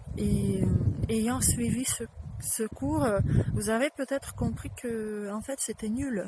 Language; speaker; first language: French; non-native, fluent; Russian